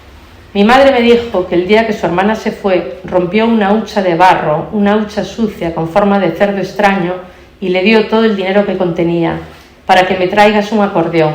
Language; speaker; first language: Spanish; native; Spanish